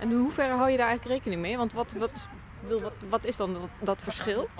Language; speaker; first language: Dutch; native; Dutch